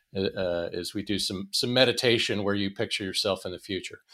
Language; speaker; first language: English; native; English